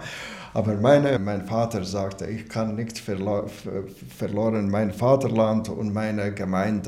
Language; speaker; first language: German; non-native, learner; Latvian